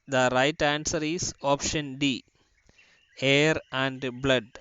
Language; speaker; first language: English; non-native, local second language; Malayalam